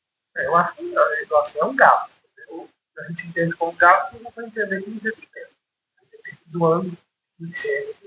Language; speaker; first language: Portuguese; native; Portuguese